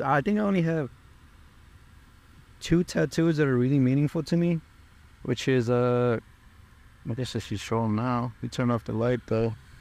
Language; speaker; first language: English; early bilingual, other home language; Spanish